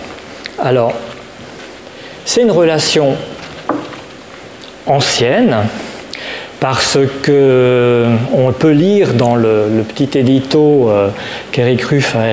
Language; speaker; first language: French; native; French